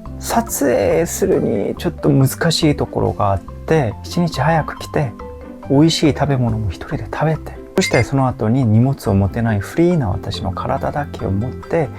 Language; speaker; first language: Japanese; non-native, fluent; Korean